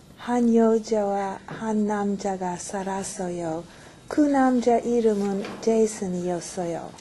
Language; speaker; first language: Korean; non-native, learner; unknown